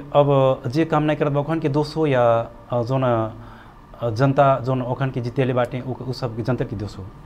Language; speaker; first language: Bhojpuri; non-native, local second language; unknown